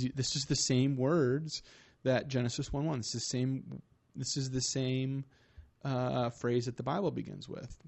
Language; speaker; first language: English; native; English